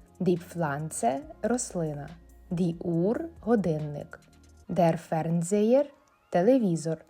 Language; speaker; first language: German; non-native, fluent; Ukrainian